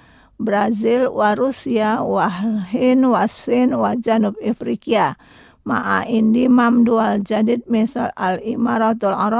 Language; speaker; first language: Arabic; non-native, learner; Indonesian